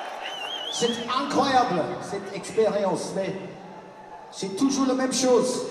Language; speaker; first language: French; non-native, learner; English